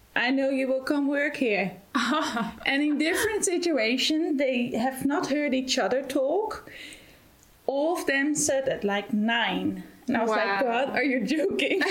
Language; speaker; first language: English; non-native, fluent; Dutch